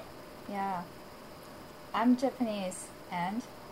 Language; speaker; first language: English; non-native, learner; Japanese